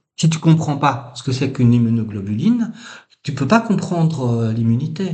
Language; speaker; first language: French; native; French